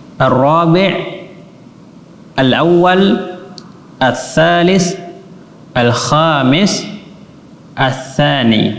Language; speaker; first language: Arabic; non-native, fluent; Indonesian